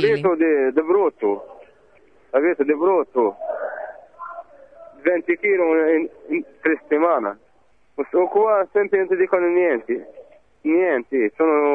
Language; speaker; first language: Italian; non-native, fluent; Arabic